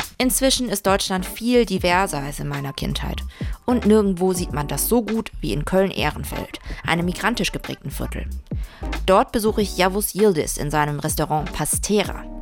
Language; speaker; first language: German; early bilingual, other home language; Vietnamese